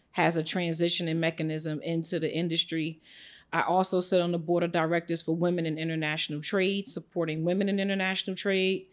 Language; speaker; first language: English; native; English